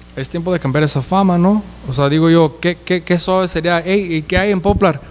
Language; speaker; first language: Spanish; early bilingual, heritage; Spanish